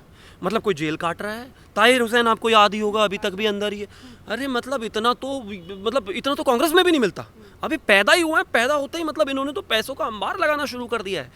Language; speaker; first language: Hindi; native; Hindi